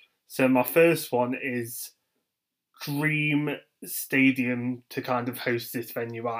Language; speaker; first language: English; native; English